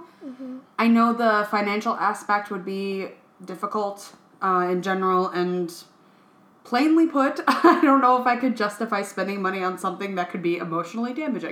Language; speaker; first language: English; native; English